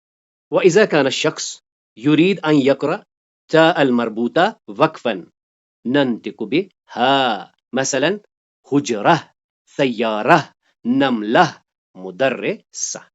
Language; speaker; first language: Arabic; non-native, fluent; Urdu